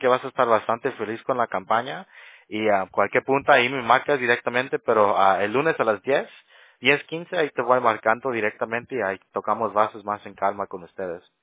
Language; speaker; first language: Spanish; early bilingual, heritage; Spanish